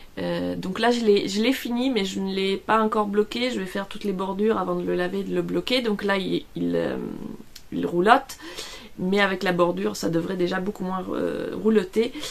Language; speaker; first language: French; non-native, fluent; Italian